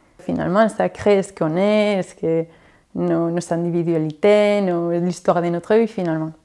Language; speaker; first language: French; non-native, fluent; Spanish